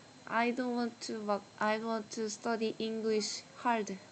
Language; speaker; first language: English; non-native, learner; Korean